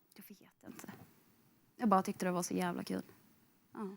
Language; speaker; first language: Swedish; native; Swedish